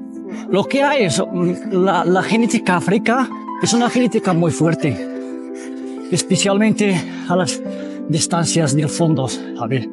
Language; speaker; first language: Spanish; non-native, fluent; Arabic